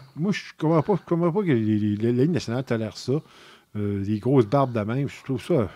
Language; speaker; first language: French; native; French